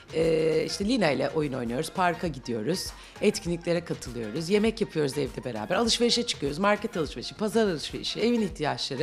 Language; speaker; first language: Turkish; native; Turkish